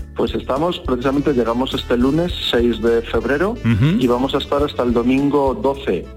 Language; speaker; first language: Spanish; native; Spanish